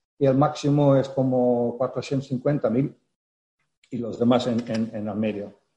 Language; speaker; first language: Spanish; non-native, fluent; Dutch